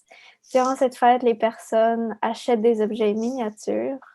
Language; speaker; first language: French; early bilingual, other home language; Spanish